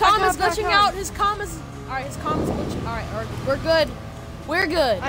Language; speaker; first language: English; native; English